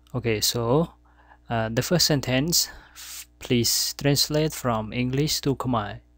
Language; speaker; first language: English; non-native, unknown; Khmer